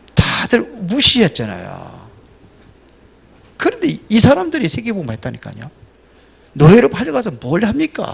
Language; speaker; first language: Korean; native; Korean